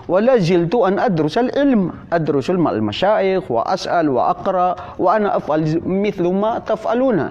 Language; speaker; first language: Arabic; non-native, fluent; Filipino